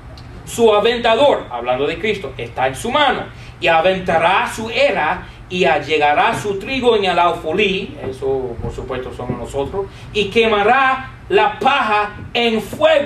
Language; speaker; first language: Spanish; non-native, fluent; English